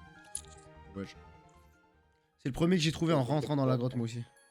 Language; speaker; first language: French; native; French